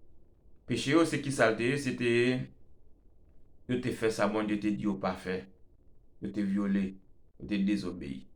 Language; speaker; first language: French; non-native, local second language; Haitian Creole